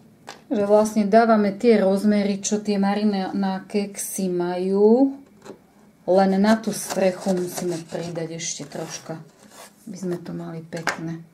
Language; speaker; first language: Slovak; native; Slovak